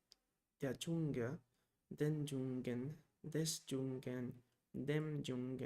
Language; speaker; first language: German; non-native, learner; Spanish